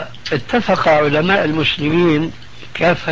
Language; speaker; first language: Arabic; native; Arabic